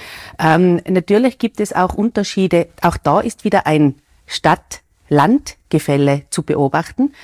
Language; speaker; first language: German; native; German